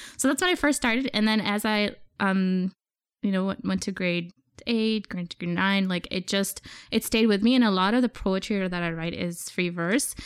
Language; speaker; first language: English; early bilingual, other home language; Urdu